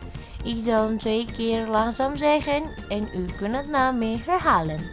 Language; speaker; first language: Dutch; non-native, fluent; Indonesian